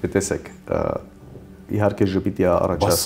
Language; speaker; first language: Armenian; native; Armenian